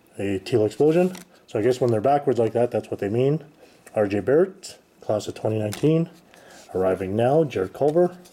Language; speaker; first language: English; native; English